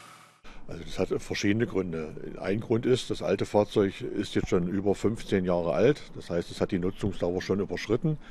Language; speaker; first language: German; native; German